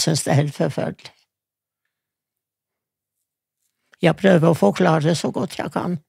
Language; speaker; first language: Norwegian; non-native, fluent; Yiddish